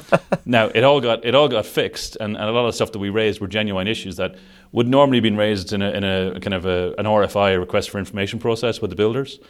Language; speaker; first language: English; native; English